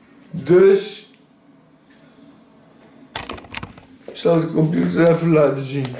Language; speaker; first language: Dutch; native; Dutch